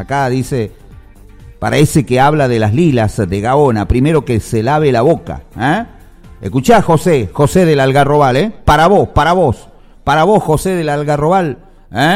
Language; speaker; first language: Spanish; native; Spanish